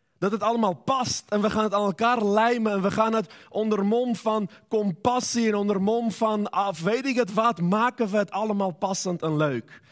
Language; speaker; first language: Dutch; non-native, fluent; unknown